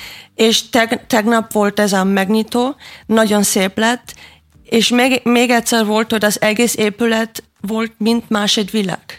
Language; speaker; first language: Hungarian; non-native, learner; German